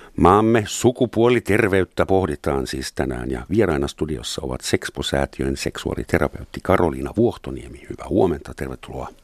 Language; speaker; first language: Finnish; non-native, fluent; Russian